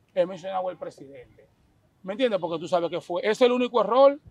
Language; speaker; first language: Spanish; native; Spanish